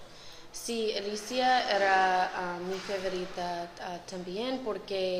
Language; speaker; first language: Spanish; non-native, learner; English